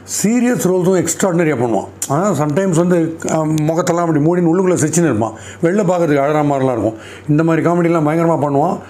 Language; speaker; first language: Tamil; native; Tamil